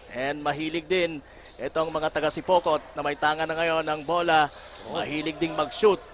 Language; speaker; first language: Filipino; non-native, local second language; Bikol